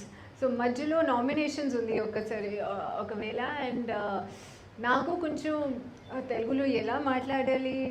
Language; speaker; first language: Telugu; non-native, learner; Hindi